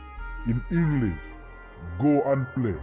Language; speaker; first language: English; non-native, local second language; Khasi